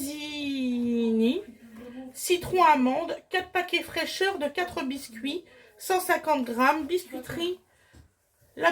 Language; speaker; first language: French; native; French